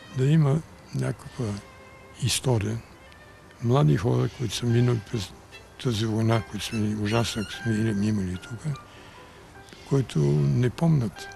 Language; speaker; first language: Bulgarian; early bilingual, heritage; Bulgarian